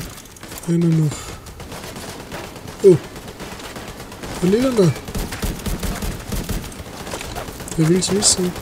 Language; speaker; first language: German; native; German